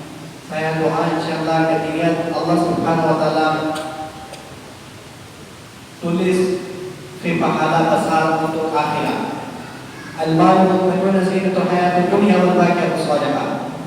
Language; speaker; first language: Indonesian; non-native, learner; Urdu